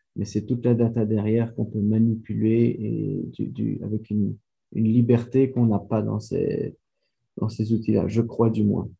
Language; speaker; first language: French; native; French